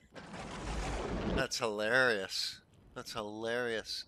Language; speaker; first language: English; native; English